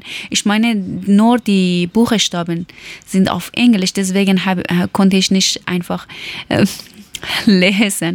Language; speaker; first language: German; non-native, learner; Persian